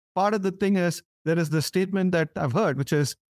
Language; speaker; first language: English; non-native, local second language; Tamil